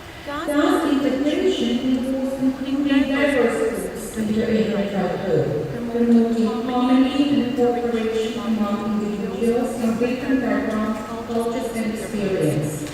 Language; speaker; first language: English; non-native, fluent; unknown